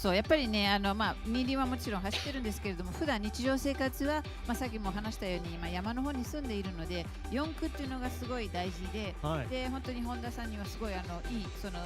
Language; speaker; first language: Japanese; native; Japanese